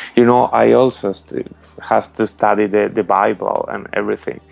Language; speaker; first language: English; non-native, learner; Spanish